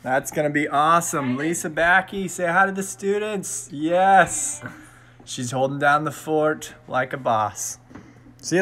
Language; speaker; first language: English; native; English